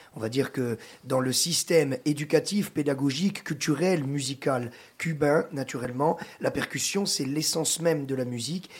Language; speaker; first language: French; native; French